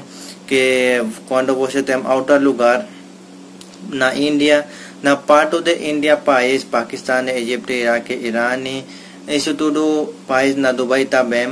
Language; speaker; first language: Portuguese; non-native, learner; Hindi